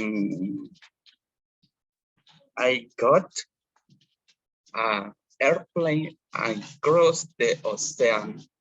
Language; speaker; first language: English; non-native, learner; Spanish